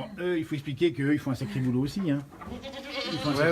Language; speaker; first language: French; native; French